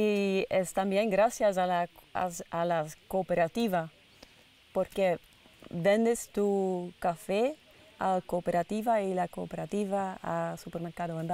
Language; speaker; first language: Spanish; non-native, learner; Dutch